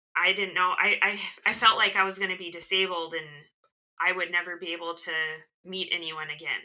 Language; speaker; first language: English; native; English